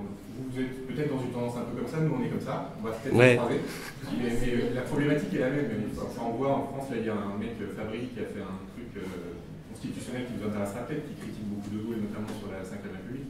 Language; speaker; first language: French; native; French